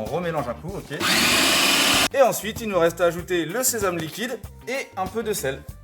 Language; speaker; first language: French; native; French